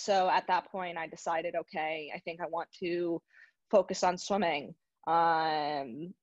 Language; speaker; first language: English; native; English